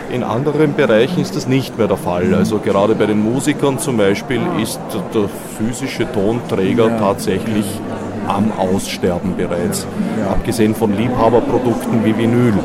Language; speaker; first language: German; native; German